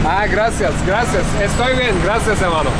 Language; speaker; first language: Spanish; non-native, learner; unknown